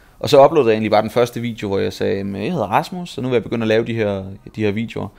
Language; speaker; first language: Danish; native; Danish